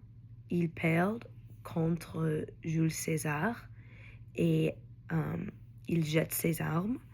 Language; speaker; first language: French; non-native, learner; English